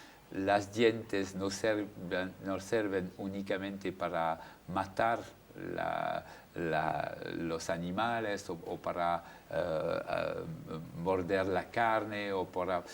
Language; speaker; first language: Spanish; non-native, fluent; French